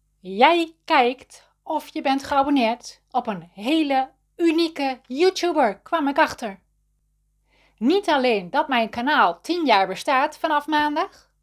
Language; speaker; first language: Dutch; native; Dutch